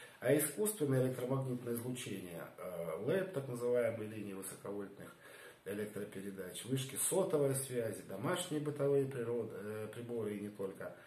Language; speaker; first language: Russian; native; Russian